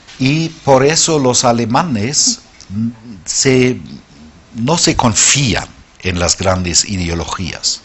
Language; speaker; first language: Spanish; non-native, fluent; German